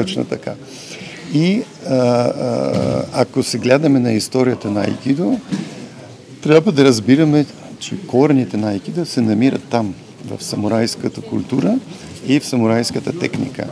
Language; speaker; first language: Bulgarian; non-native, learner; Polish